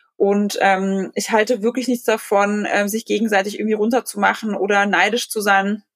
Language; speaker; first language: German; early bilingual, other home language; Polish